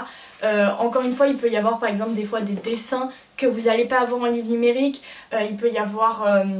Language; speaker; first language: French; native; French